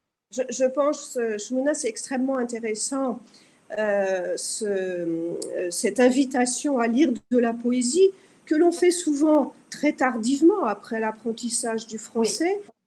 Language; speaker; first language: French; native; French